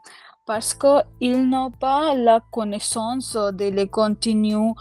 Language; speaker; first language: French; non-native, learner; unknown